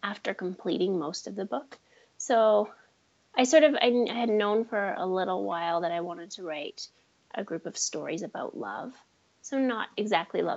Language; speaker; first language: English; native; English